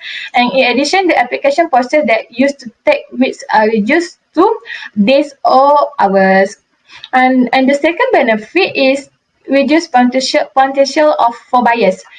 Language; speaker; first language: English; non-native, local second language; Malay